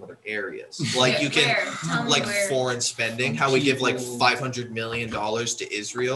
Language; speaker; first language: English; native; English